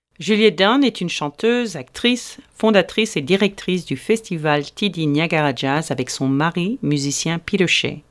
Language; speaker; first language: French; native; French